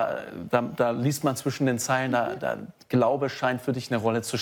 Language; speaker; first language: German; native; German